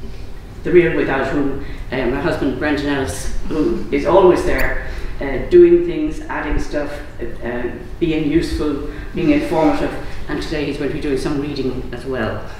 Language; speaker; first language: English; native; English